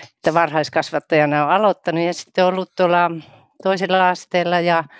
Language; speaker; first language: Finnish; native; Finnish